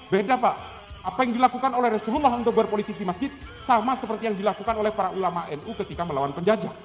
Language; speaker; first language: Indonesian; non-native, local second language; Madurese